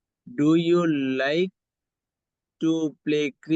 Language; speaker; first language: English; non-native, learner; Bangla